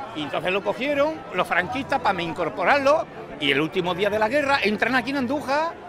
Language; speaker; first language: Spanish; native; Spanish